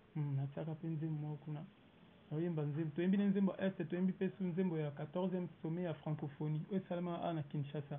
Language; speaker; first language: Lingala; native; Lingala